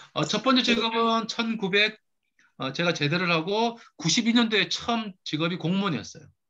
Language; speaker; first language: Korean; native; Korean